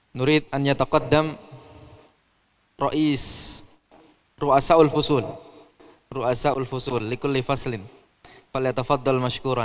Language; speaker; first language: Arabic; non-native, fluent; Indonesian